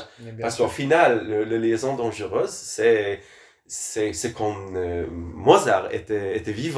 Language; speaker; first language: French; non-native, fluent; Hebrew